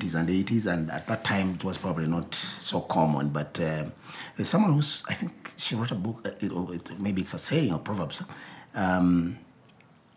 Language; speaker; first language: English; non-native, local second language; Ganda